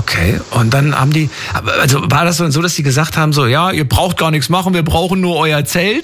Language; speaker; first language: German; native; German